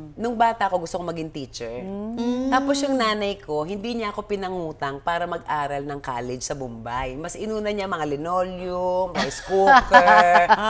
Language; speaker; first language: Filipino; native; Filipino